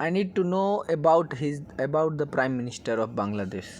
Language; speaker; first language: English; non-native, learner; Hindi